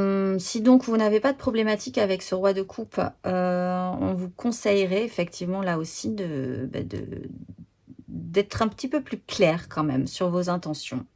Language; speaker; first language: French; native; French